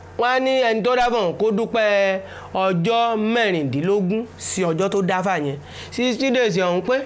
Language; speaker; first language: Yoruba; native; Yoruba